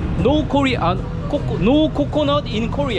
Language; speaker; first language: English; non-native, learner; Korean